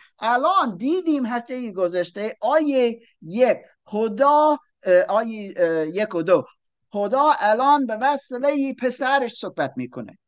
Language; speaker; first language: Persian; non-native, learner; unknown